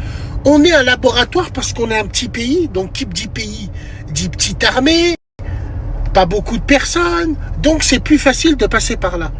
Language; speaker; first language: French; native; French